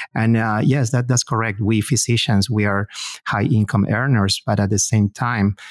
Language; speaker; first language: English; non-native, fluent; Spanish